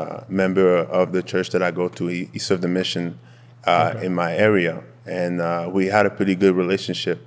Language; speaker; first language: English; non-native, fluent; French